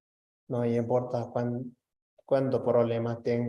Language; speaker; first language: Spanish; non-native, learner; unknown